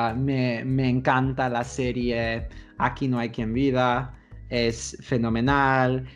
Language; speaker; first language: Spanish; non-native, fluent; English